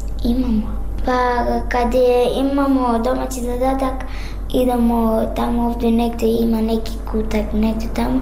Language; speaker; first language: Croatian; non-native, learner; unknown